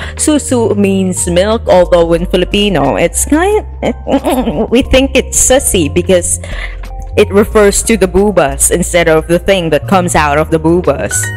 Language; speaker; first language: English; non-native, local second language; Filipino